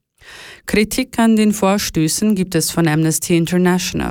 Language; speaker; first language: German; native; German